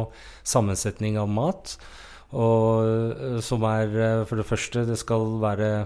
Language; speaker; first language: Norwegian; non-native, fluent; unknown